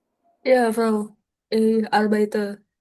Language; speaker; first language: German; non-native, learner; Indonesian